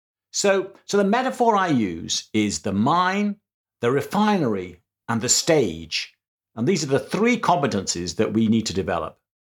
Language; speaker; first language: English; native; English